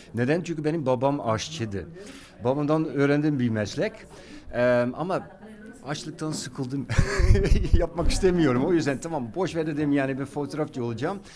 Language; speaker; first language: Turkish; non-native, fluent; Dutch